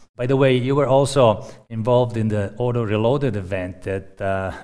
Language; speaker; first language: English; non-native, fluent; Italian